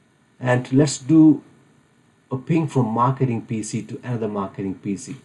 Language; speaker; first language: English; non-native, fluent; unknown